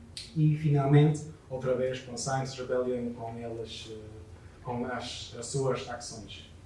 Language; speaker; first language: Portuguese; non-native, learner; English